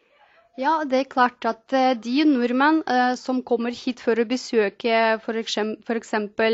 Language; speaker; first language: Norwegian; non-native, fluent; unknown